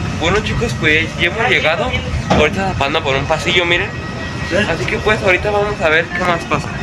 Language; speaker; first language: Spanish; early bilingual, heritage; Spanish